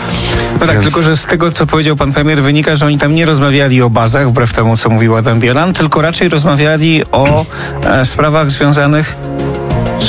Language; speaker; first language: Polish; native; Polish